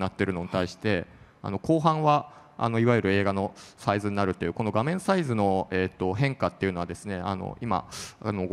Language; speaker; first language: Japanese; native; Japanese